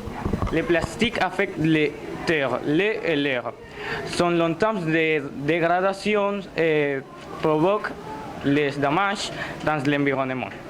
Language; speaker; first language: French; non-native, learner; Spanish